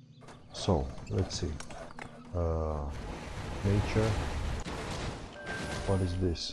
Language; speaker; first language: English; non-native, fluent; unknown